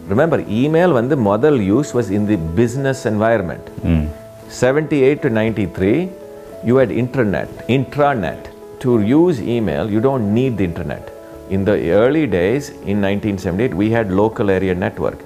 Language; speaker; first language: English; early bilingual, other home language; Tamil